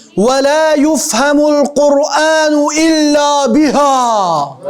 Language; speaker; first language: Arabic; non-native, fluent; Urdu